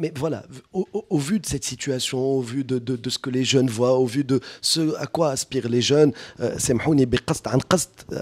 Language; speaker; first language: French; non-native, local second language; Arabic